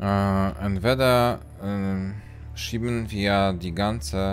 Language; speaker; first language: German; non-native, learner; Polish